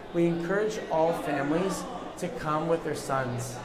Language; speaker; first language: English; native; English